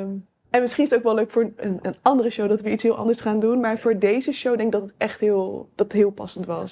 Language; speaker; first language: Dutch; native; Dutch